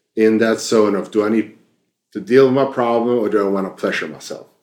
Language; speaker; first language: English; non-native, fluent; Swedish